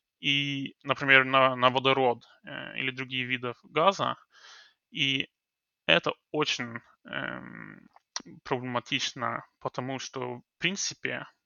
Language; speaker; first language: Russian; non-native, fluent; Norwegian